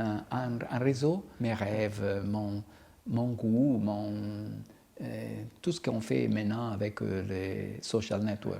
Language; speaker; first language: French; non-native, fluent; Italian